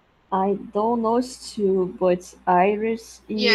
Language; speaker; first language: English; non-native, learner; Portuguese